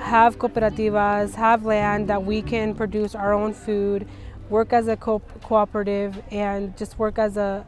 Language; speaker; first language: English; native; English